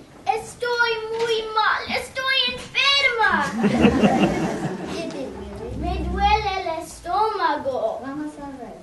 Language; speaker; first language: Spanish; non-native, learner; English